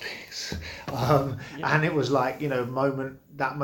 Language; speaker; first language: English; native; English